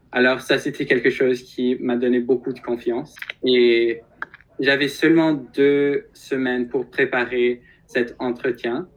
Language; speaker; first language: French; non-native, local second language; English